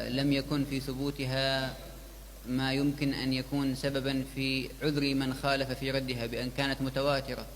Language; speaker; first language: Arabic; native; Arabic